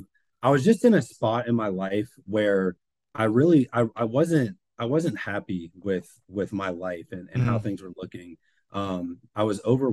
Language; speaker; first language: English; native; English